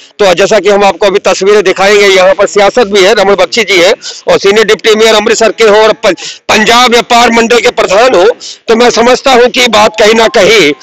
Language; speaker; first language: Hindi; non-native, local second language; Punjabi